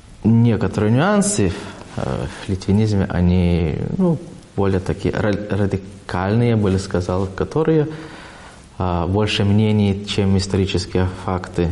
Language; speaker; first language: Russian; non-native, fluent; Lithuanian